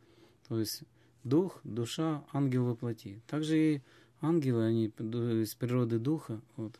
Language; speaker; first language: Russian; native; Russian